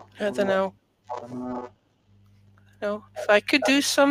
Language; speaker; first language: English; non-native, fluent; Dutch